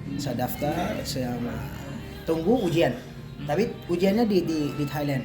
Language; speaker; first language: Indonesian; non-native, fluent; Thai